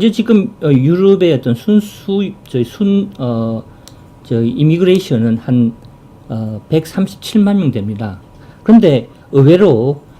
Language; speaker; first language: Korean; native; Korean